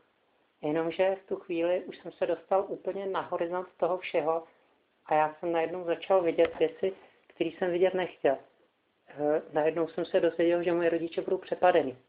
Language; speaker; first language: Czech; native; Czech